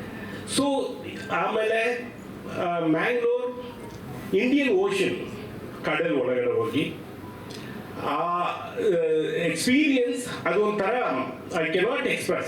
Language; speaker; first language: Kannada; non-native, learner; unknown